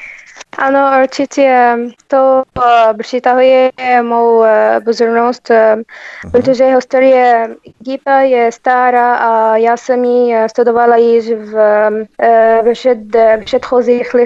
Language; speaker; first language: Czech; non-native, learner; Arabic